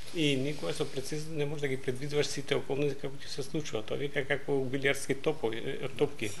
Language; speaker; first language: Macedonian; non-native, local second language; Albanian